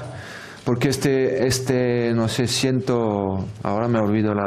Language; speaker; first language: Spanish; non-native, fluent; French